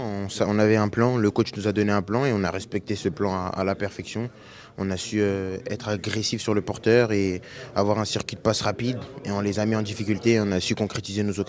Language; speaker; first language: French; native; French